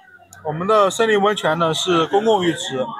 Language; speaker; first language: Chinese; native; Chinese